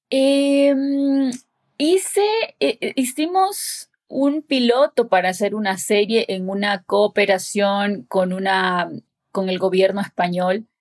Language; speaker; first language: Spanish; native; Spanish